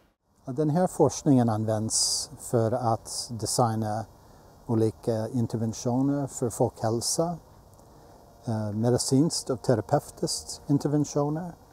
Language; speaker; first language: Swedish; non-native, fluent; English